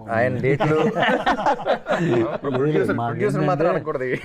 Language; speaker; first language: Telugu; native; Telugu